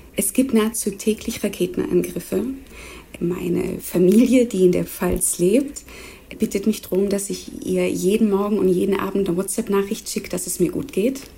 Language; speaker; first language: German; native; German